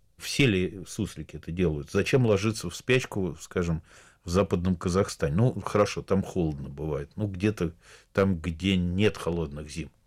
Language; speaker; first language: Russian; native; Russian